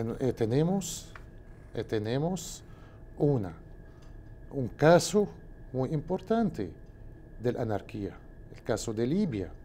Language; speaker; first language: Spanish; non-native, learner; Arabic